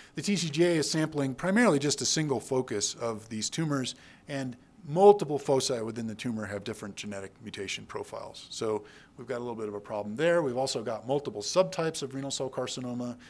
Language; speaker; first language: English; native; English